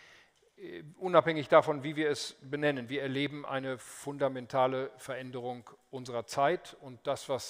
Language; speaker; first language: German; native; German